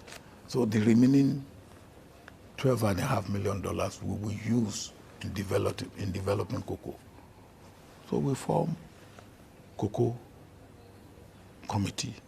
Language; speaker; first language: English; non-native, local second language; Yoruba